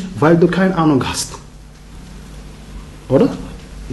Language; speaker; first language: German; non-native, learner; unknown